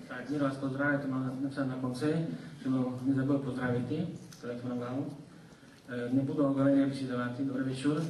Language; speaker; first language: Slovak; non-native, local second language; Rusyn